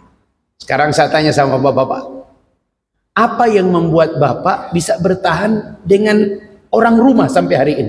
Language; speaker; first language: Indonesian; native; Indonesian